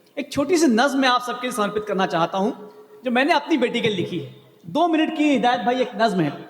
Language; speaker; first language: Hindi; native; Hindi